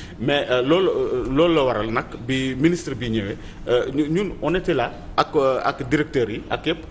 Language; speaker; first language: Wolof; non-native, local second language; Fula